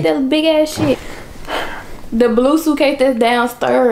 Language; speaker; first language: English; native; English